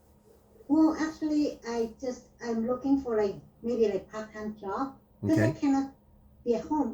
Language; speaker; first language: English; non-native, learner; Vietnamese